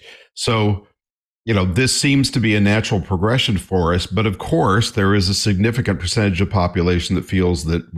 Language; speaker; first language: English; native; English